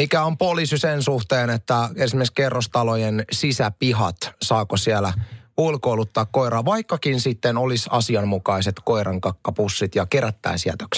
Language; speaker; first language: Finnish; native; Finnish